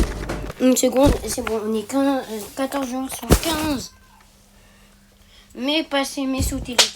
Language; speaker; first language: French; native; French